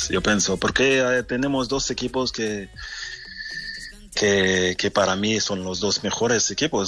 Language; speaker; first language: Spanish; non-native, fluent; French